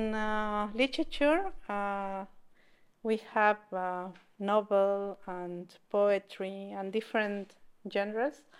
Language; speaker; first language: English; non-native, learner; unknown